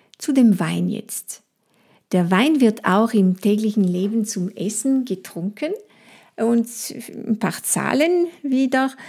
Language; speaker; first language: German; non-native, fluent; French